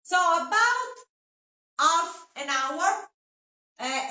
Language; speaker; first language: English; non-native, fluent; Italian